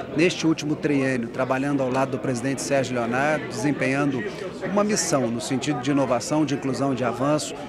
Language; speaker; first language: Portuguese; native; Portuguese